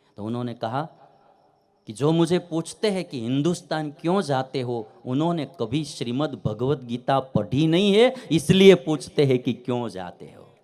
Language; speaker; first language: Hindi; non-native, local second language; Gujarati